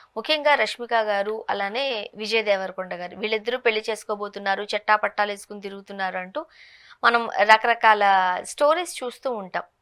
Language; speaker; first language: Telugu; native; Telugu